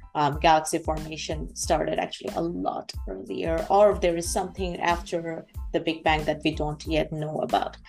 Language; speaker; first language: English; non-native, local second language; Bangla